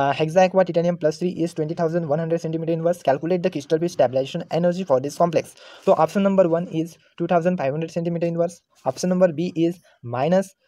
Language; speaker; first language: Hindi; non-native, local second language; Marathi